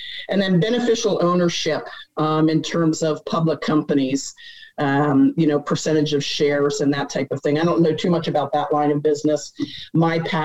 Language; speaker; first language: English; native; English